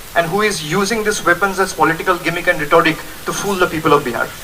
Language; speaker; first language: English; non-native, local second language; Bangla